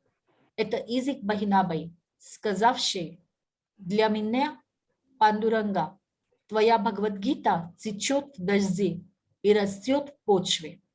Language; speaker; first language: Russian; non-native, fluent; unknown